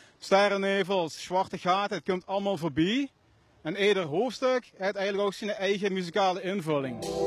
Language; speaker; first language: Dutch; native; Dutch